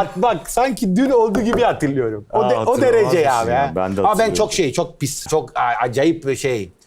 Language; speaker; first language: Turkish; non-native, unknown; Italian